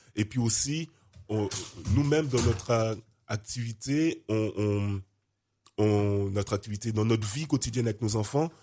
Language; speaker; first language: French; native; French